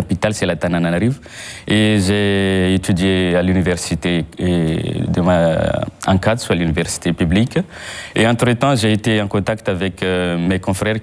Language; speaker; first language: French; non-native, local second language; Malagasy